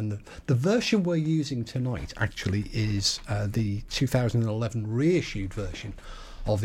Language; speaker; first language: English; native; English